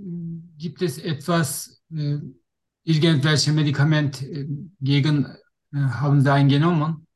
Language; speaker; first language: German; non-native, learner; Turkish